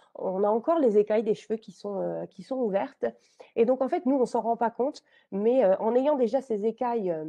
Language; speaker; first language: French; native; French